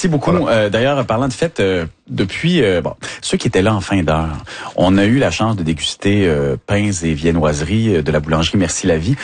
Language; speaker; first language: French; native; French